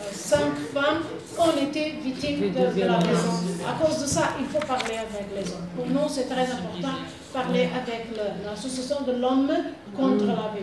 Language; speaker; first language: French; non-native, fluent; Portuguese